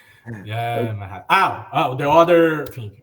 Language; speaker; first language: English; non-native, learner; Portuguese